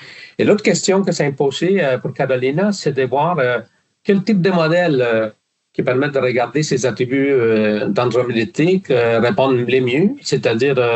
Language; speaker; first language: French; non-native, fluent; Spanish